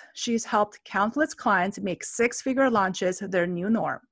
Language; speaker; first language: English; non-native, fluent; Armenian